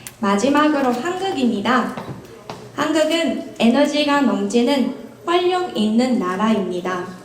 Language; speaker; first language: Korean; non-native, fluent; Japanese